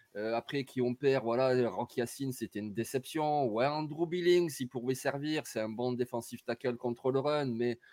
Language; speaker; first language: French; native; French